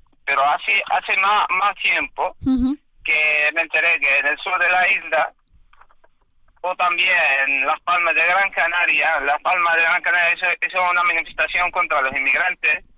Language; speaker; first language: Spanish; non-native, fluent; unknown